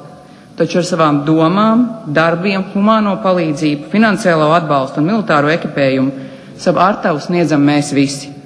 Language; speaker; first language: Latvian; native; Latvian